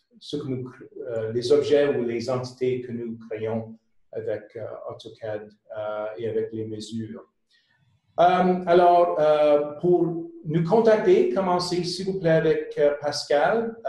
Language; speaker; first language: French; non-native, local second language; English